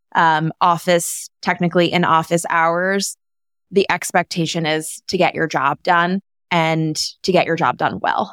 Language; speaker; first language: English; native; English